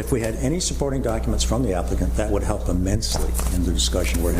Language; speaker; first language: English; native; English